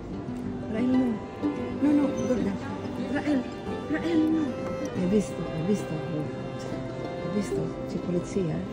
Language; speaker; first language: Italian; non-native, learner; Filipino